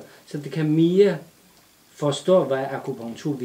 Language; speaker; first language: Danish; non-native, learner; Chinese